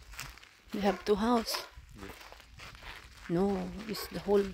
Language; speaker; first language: English; non-native, learner; Filipino